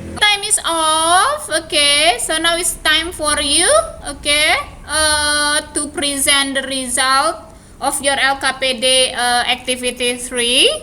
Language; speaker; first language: English; non-native, fluent; Indonesian